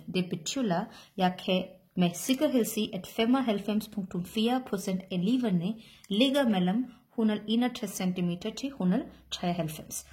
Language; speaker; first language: Danish; non-native, learner; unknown